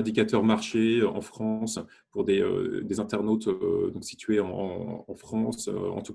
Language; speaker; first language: French; native; French